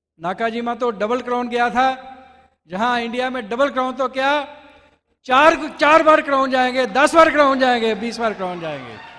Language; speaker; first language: Hindi; non-native, local second language; Punjabi